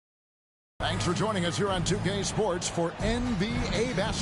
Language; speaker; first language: English; native; English